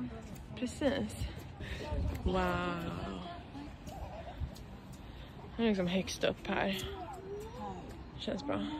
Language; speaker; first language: Swedish; native; Swedish